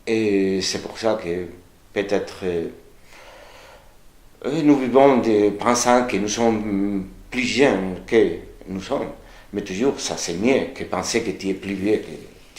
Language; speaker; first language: French; non-native, fluent; Spanish